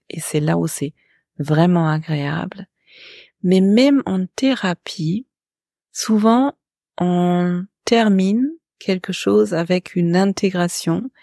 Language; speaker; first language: French; non-native, fluent; German